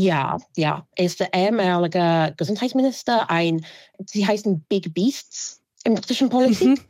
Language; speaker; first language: German; non-native, fluent; English